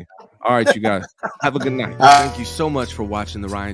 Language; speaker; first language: English; native; English